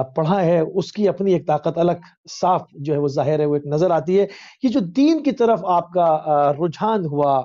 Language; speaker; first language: Urdu; native; Urdu